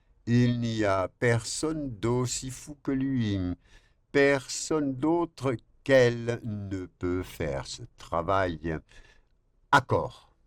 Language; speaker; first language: French; non-native, fluent; Spanish